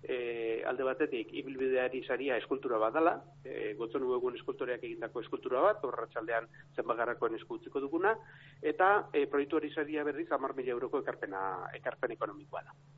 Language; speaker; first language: Basque; native; Basque